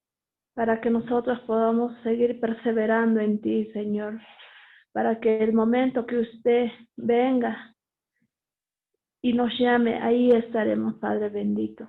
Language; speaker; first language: Spanish; native; Spanish